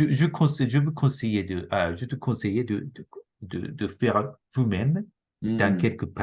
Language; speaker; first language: French; non-native, fluent; Japanese